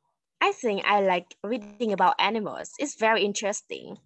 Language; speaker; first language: English; non-native, learner; Vietnamese